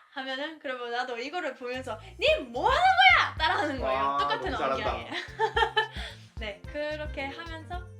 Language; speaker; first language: Korean; non-native, fluent; German